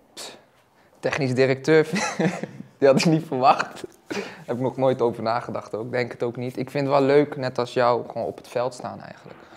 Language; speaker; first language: Dutch; native; Dutch